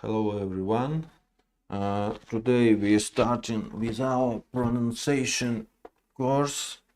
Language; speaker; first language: English; non-native, learner; Russian